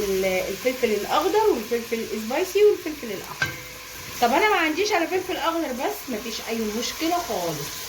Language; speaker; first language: Arabic; native; Arabic